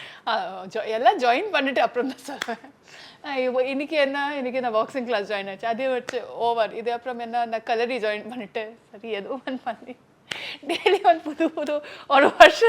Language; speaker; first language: Tamil; non-native, learner; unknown